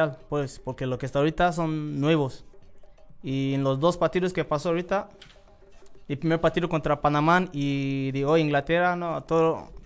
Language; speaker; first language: Spanish; non-native, learner; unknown